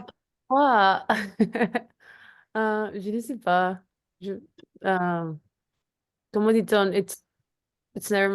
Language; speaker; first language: French; non-native, learner; Spanish